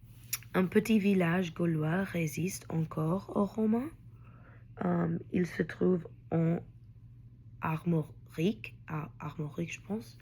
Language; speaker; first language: French; non-native, learner; English